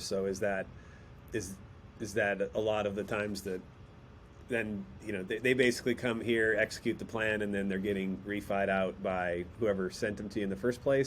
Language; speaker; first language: English; native; English